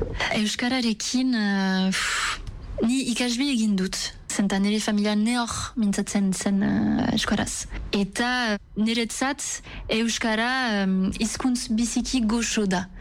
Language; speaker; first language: Basque; non-native, local second language; French